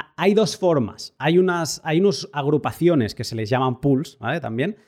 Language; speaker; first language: Spanish; native; Spanish